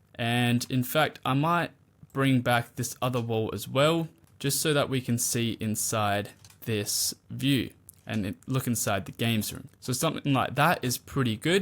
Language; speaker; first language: English; native; English